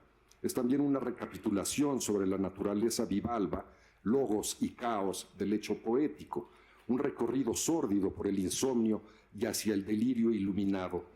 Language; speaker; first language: Spanish; native; Spanish